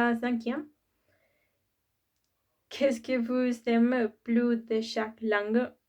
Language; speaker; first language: French; non-native, learner; Spanish